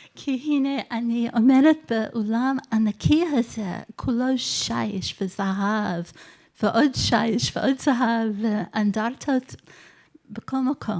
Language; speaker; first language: Hebrew; non-native, fluent; English